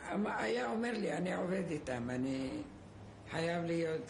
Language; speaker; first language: Hebrew; non-native, fluent; Arabic